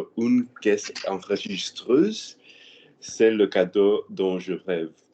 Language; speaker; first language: French; non-native, learner; Spanish